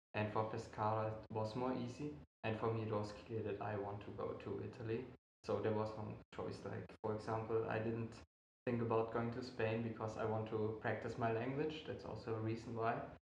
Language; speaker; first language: English; non-native, fluent; German